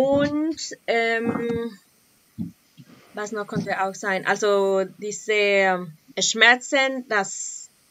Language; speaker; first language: German; non-native, learner; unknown